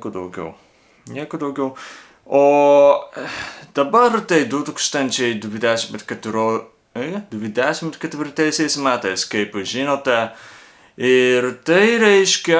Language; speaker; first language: Lithuanian; non-native, learner; Japanese